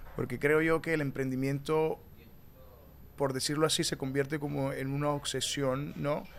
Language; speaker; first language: Spanish; native; Spanish